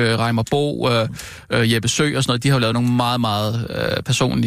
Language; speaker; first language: Danish; native; Danish